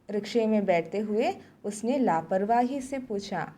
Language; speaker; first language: Hindi; non-native, local second language; Malayalam